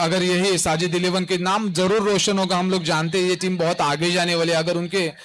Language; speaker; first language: Hindi; non-native, local second language; Marathi